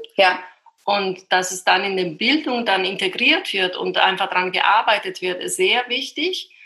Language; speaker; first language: German; non-native, fluent; Italian